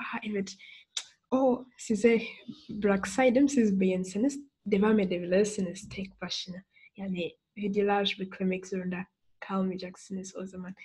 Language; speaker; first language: Turkish; non-native, fluent; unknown